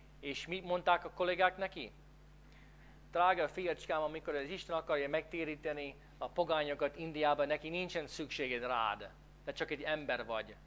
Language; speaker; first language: Hungarian; non-native, fluent; English